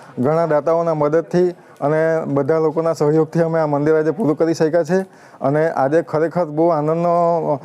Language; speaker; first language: Gujarati; native; Gujarati